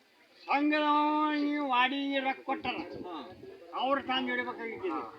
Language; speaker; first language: Kannada; native; Kannada